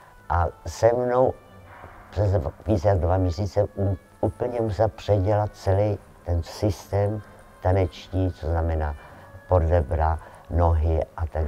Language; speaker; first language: Czech; non-native, fluent; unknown